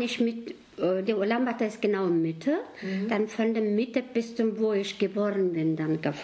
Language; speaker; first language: German; non-native, learner; Mongolian